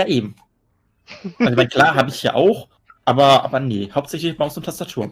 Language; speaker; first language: German; native; German